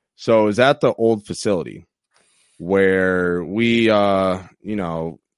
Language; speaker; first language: English; native; English